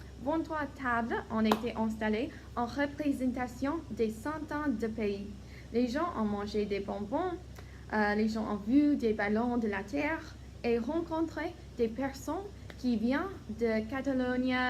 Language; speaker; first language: French; non-native, learner; English